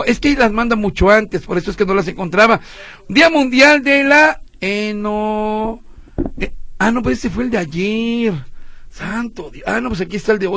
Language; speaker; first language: Spanish; native; Spanish